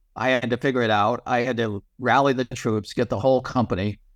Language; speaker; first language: English; native; English